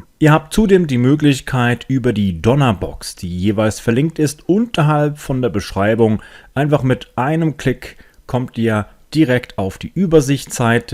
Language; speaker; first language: German; native; German